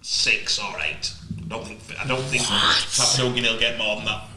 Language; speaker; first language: English; native; English